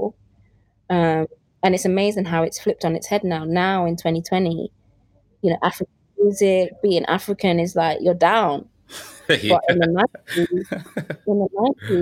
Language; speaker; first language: English; native; English